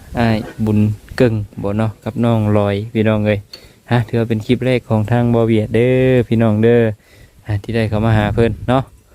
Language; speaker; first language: Thai; native; Thai